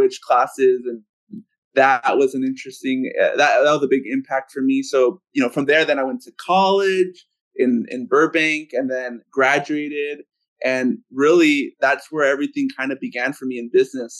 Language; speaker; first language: English; early bilingual, other home language; Spanish